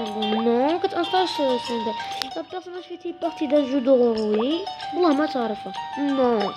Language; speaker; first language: French; non-native, local second language; Arabic